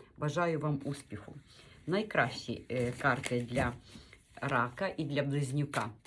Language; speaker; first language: Ukrainian; non-native, local second language; Russian